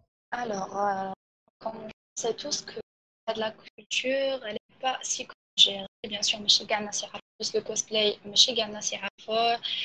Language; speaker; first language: French; non-native, local second language; Arabic